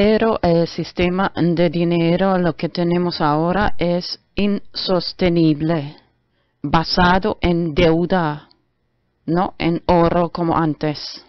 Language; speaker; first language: Spanish; non-native, learner; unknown